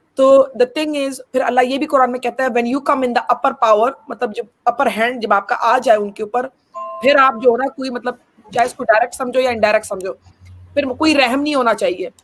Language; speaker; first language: Hindi; early bilingual, heritage; Hindi